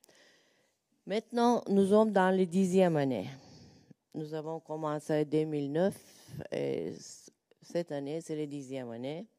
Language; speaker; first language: French; non-native, learner; Turkish